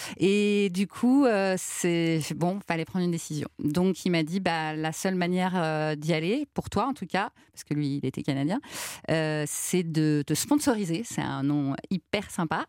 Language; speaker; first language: French; native; French